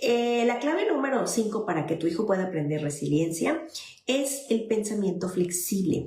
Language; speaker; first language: Spanish; native; Spanish